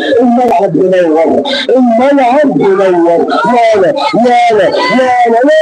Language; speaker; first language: Arabic; native; Arabic